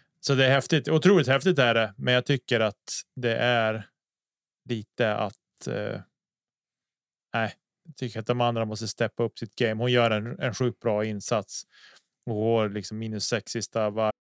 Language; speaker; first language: Swedish; native; Swedish